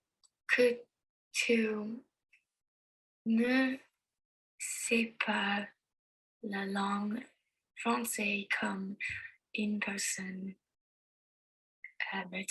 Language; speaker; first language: French; non-native, learner; English